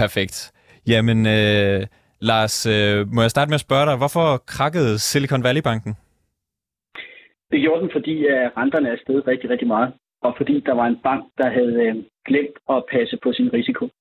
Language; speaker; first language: Danish; native; Danish